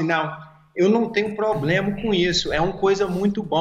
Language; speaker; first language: Portuguese; early bilingual, heritage; English